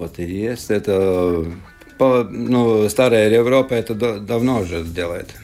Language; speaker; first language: Russian; non-native, local second language; Latvian